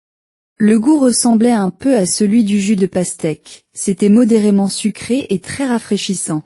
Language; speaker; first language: French; non-native, learner; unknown